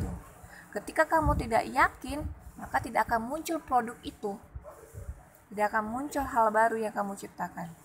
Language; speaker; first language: Indonesian; native; Indonesian